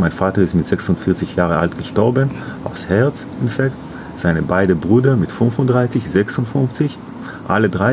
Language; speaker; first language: German; non-native, learner; Hebrew